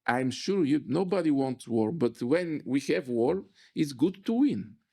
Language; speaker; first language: English; non-native, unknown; Bulgarian